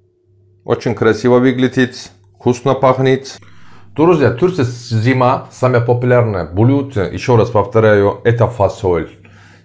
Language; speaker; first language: Russian; non-native, learner; Turkish